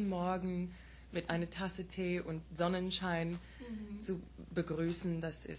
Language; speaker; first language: German; non-native, fluent; English